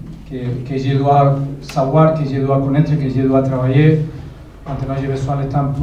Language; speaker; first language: French; non-native, learner; Spanish